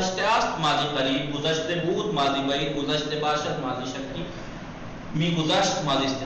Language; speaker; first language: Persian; non-native, fluent; Urdu